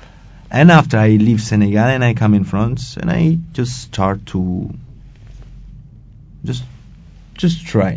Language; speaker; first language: English; non-native, local second language; Wolof